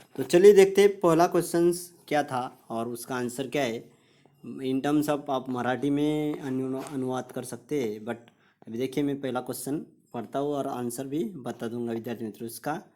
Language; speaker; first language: Hindi; non-native, local second language; Marathi